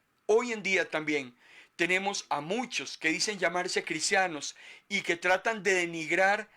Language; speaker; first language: Spanish; native; Spanish